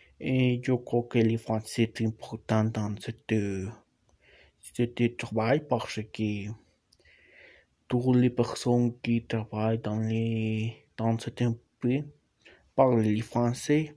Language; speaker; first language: French; non-native, learner; Portuguese